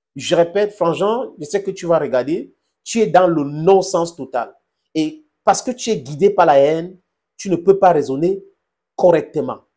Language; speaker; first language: French; non-native, local second language; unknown